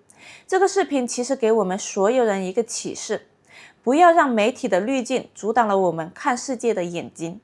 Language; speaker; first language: Chinese; native; Chinese